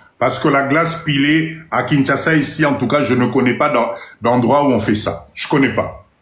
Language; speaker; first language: French; non-native, local second language; Lingala